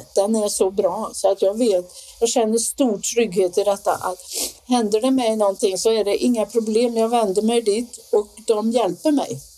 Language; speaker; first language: Swedish; native; Swedish